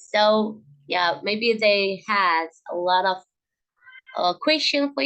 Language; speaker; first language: English; non-native, learner; Indonesian